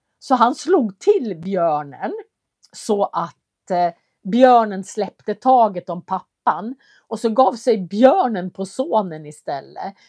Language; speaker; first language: Swedish; native; Swedish